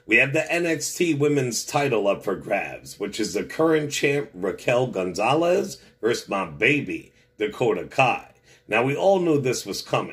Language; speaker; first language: English; native; English